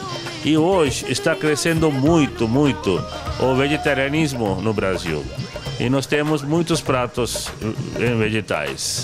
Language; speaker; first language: Portuguese; non-native, fluent; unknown